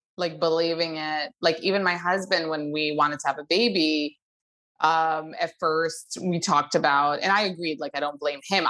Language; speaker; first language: English; early bilingual, other home language; Hebrew